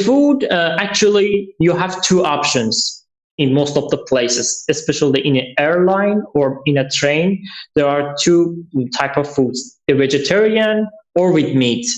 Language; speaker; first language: English; non-native, learner; Persian